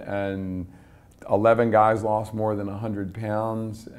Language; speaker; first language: English; native; English